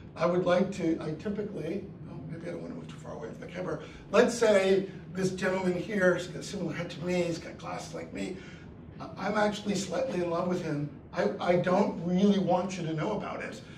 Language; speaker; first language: English; native; English